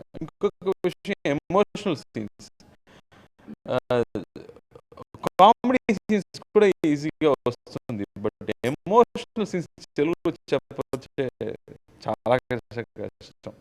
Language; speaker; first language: Telugu; non-native, learner; Tamil